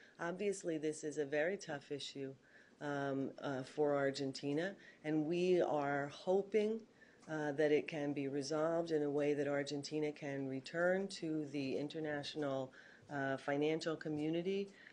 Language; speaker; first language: English; native; English